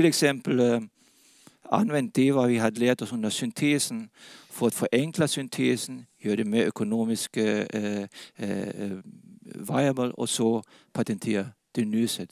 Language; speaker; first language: Swedish; non-native, fluent; Danish